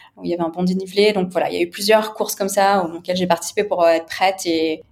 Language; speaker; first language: French; native; French